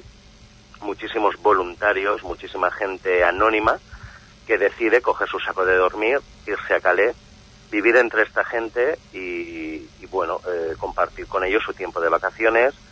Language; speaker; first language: Spanish; native; Spanish